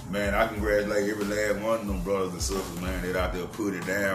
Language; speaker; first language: English; native; English